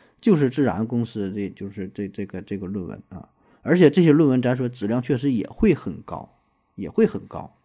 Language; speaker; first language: Chinese; native; Chinese